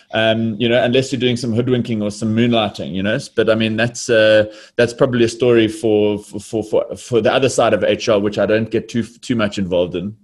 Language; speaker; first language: English; native; English